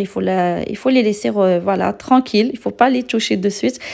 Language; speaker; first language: French; non-native, local second language; Arabic